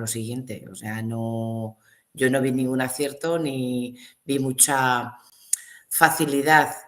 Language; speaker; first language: Spanish; native; Spanish